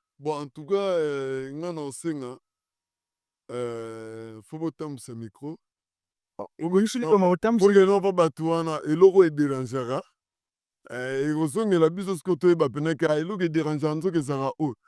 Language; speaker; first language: Lingala; non-native, local second language; Kongo